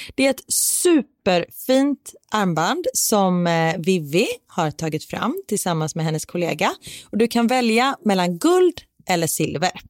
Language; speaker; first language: Swedish; native; Swedish